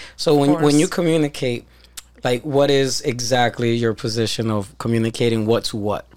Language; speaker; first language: English; early bilingual, other home language; Spanish